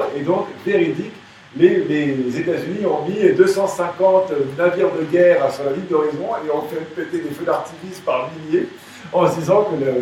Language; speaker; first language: French; native; French